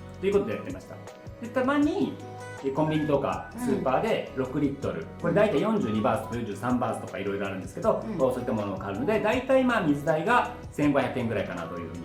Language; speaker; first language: Japanese; native; Japanese